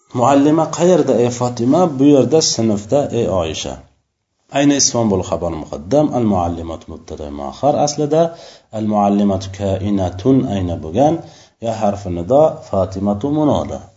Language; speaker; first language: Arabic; non-native, fluent; Uzbek